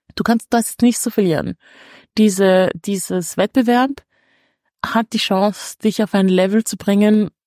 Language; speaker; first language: German; native; German